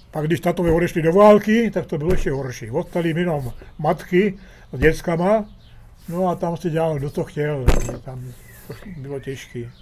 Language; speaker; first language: Czech; early bilingual, heritage; Czech